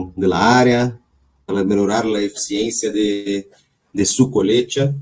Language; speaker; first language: Spanish; non-native, learner; Portuguese